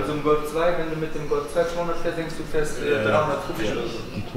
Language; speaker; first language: German; native; German